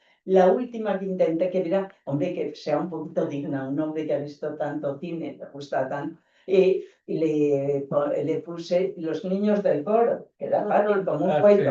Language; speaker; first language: Spanish; native; Spanish